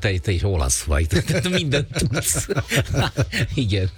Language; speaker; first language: Hungarian; non-native, fluent; Italian